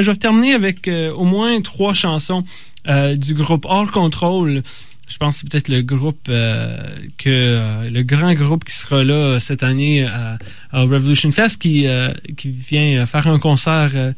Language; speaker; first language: French; native; French